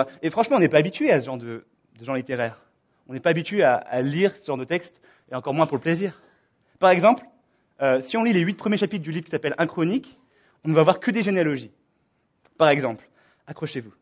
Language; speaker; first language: French; native; French